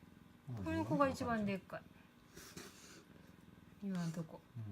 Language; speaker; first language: Japanese; native; Japanese